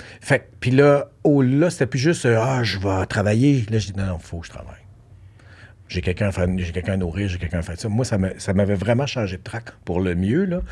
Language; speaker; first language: French; native; French